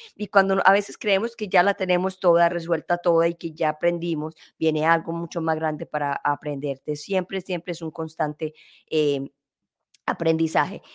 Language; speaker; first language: Spanish; native; Spanish